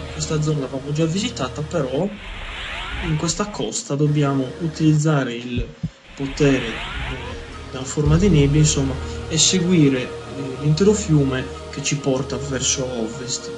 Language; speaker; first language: Italian; native; Italian